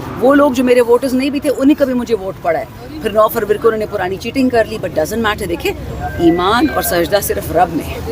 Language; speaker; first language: Urdu; non-native, local second language; Pashto